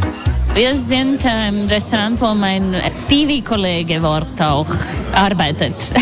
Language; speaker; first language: German; non-native, learner; Latvian